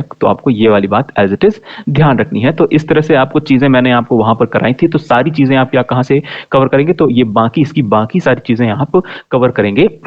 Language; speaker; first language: Hindi; native; Hindi